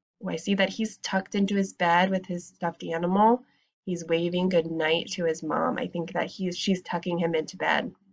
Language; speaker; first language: English; native; English